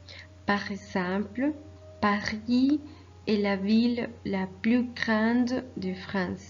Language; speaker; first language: French; non-native, fluent; Spanish